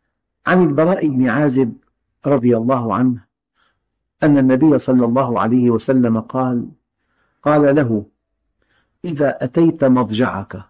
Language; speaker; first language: Arabic; native; Arabic